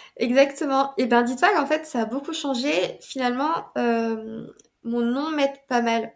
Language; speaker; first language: French; early bilingual, other home language; Khmer